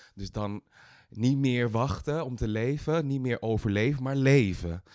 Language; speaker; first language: Dutch; early bilingual, other home language; Thai